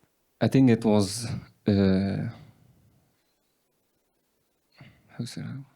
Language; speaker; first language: English; non-native, learner; Persian